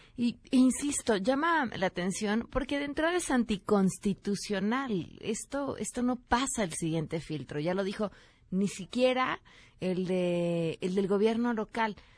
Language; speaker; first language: Spanish; native; Spanish